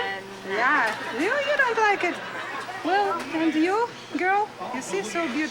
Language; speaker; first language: English; non-native, learner; Russian